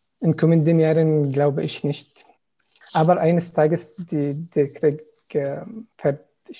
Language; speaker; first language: German; non-native, learner; Arabic